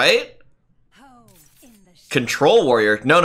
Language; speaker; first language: English; native; English